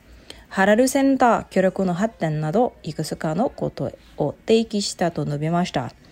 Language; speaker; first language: Japanese; non-native, fluent; Indonesian